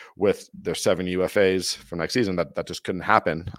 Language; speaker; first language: English; native; English